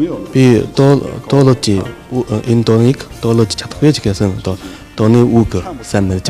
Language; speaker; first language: Mongolian; non-native, fluent; Chinese